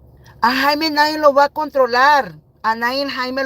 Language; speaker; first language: Spanish; early bilingual, heritage; Spanish